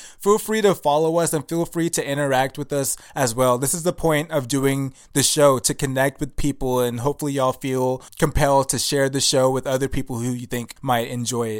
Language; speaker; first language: English; early bilingual, other home language; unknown